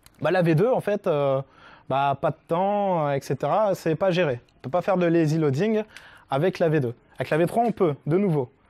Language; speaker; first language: French; native; French